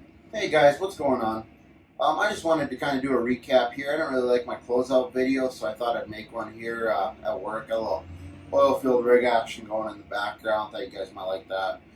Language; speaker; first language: English; native; English